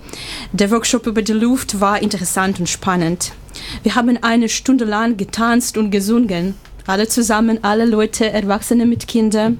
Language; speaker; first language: German; non-native, learner; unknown